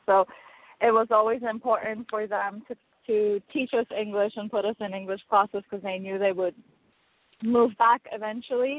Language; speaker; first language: English; non-native, fluent; Persian